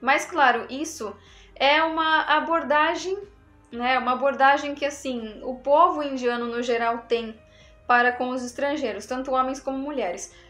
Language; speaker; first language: Portuguese; native; Portuguese